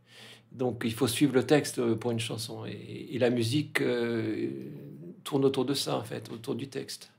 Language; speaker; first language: French; native; French